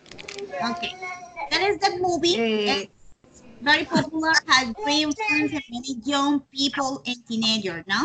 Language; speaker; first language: English; non-native, learner; Spanish